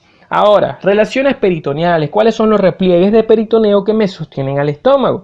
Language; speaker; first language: Spanish; native; Spanish